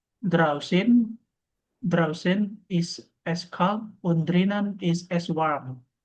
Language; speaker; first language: German; non-native, learner; Indonesian